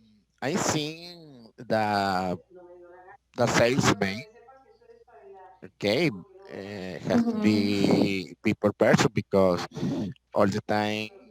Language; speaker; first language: English; non-native, learner; Spanish